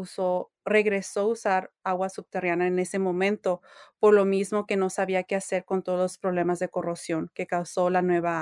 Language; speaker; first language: Spanish; early bilingual, heritage; English